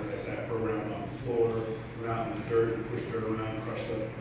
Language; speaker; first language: English; native; English